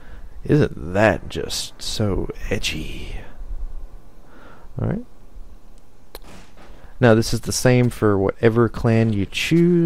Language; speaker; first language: English; native; English